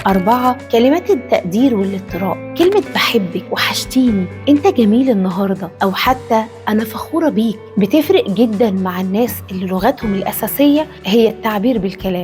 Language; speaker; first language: Arabic; native; Arabic